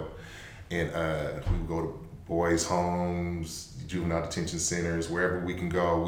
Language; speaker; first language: English; native; English